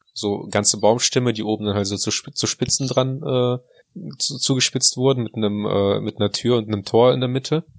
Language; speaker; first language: German; early bilingual, other home language; Russian